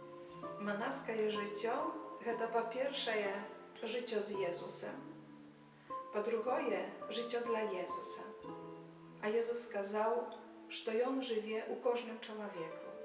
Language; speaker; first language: Polish; non-native, learner; Belarusian